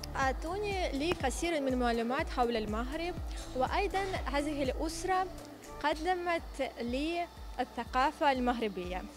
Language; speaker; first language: Arabic; non-native, fluent; Ukrainian